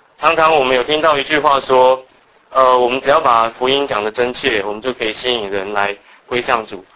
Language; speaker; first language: Chinese; early bilingual, other home language; Cantonese